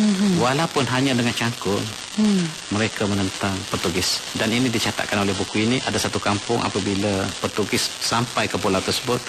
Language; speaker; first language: Malay; native; Malay